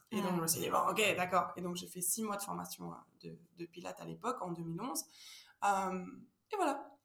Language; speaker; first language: French; early bilingual, heritage; Spanish